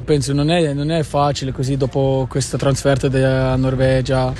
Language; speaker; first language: Italian; non-native, learner; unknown